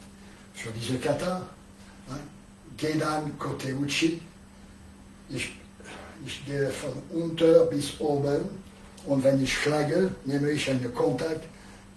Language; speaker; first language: German; non-native, learner; French